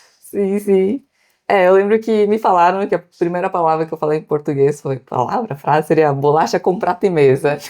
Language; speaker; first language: Portuguese; native; Portuguese